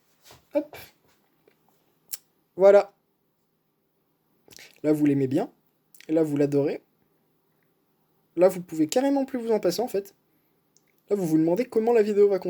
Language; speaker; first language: French; native; French